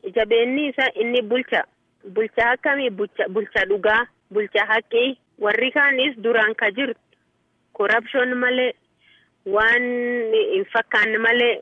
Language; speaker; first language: Oromo; native; Oromo